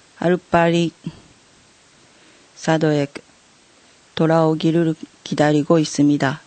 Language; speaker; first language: Korean; non-native, learner; Japanese